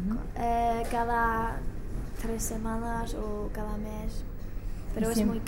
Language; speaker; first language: Spanish; non-native, learner; English